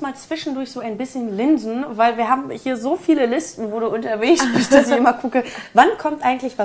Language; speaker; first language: German; native; German